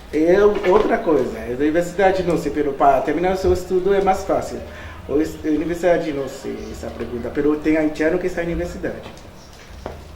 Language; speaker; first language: Portuguese; non-native, learner; Haitian Creole